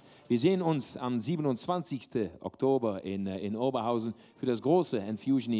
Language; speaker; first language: German; non-native, learner; Dutch